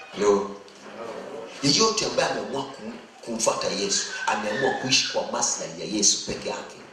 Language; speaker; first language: Swahili; native; Swahili